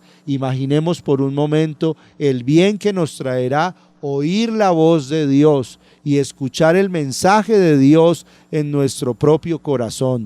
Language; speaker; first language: Spanish; native; Spanish